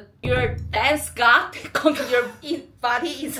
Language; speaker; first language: English; non-native, learner; Korean